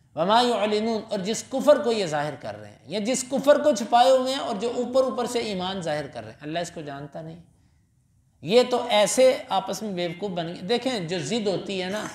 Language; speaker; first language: Urdu; non-native, local second language; Punjabi